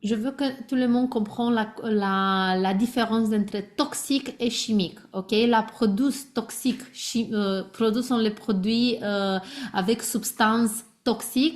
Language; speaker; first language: French; non-native, learner; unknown